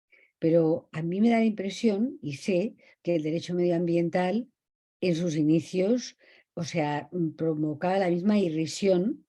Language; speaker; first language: Spanish; native; Spanish